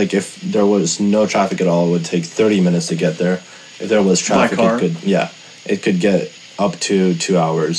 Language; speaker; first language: English; non-native, fluent; Russian